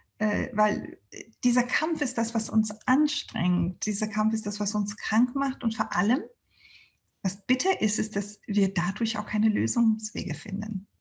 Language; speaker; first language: German; non-native, fluent; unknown